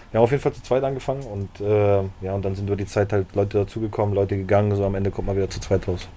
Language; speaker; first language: German; early bilingual, other home language; Russian